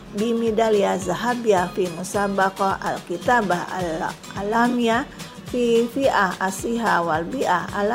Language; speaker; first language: Arabic; non-native, fluent; Indonesian